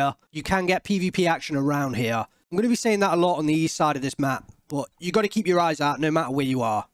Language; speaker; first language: English; native; English